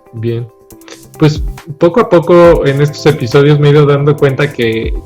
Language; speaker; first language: Spanish; native; Spanish